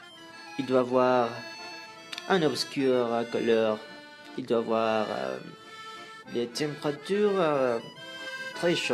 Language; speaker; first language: French; non-native, learner; Spanish